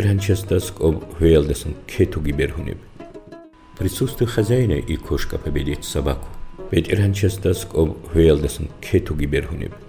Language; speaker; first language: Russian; non-native, local second language; Avaric